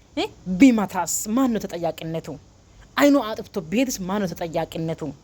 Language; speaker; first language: Amharic; non-native, local second language; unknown